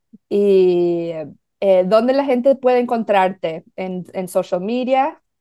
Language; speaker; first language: Spanish; early bilingual, heritage; Spanish